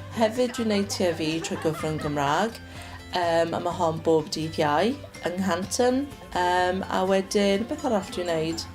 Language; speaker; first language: Welsh; non-native, local second language; English